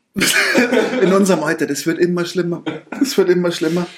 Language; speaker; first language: German; native; German